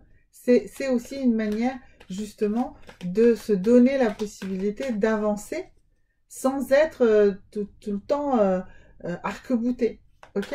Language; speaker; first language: French; native; French